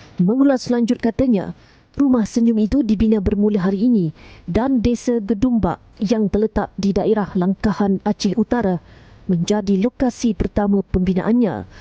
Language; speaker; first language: Malay; native; Malay